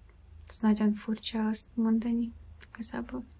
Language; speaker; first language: Hungarian; non-native, fluent; Ukrainian